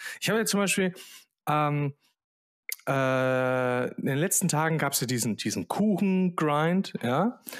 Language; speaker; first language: German; early bilingual, other home language; Polish